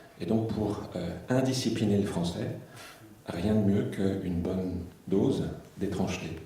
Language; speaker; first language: French; native; French